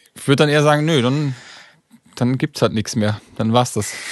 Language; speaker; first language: German; native; German